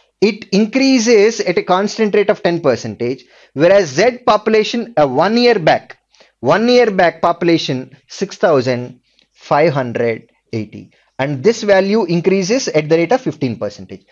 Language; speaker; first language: English; non-native, local second language; Telugu